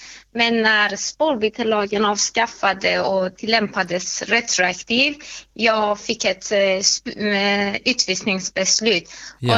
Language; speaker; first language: Swedish; non-native, fluent; Persian